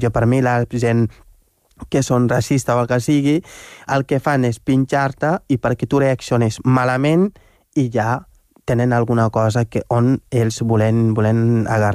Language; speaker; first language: Catalan; non-native, fluent; Wolof